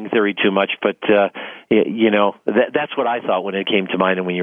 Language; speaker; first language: English; native; English